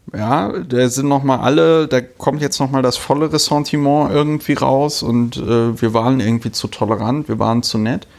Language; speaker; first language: German; native; German